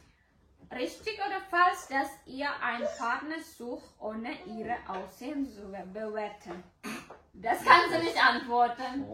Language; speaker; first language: German; non-native, learner; Indonesian